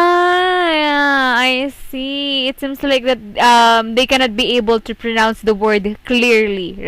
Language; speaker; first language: English; non-native, local second language; Filipino